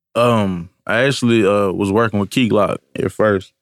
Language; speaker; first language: English; native; English